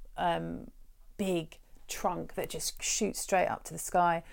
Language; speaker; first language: English; native; English